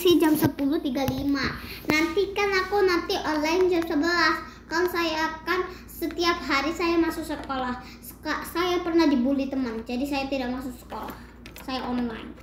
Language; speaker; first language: Indonesian; early bilingual, heritage; Indonesian